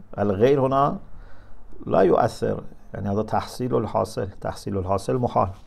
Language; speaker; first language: Arabic; non-native, fluent; Persian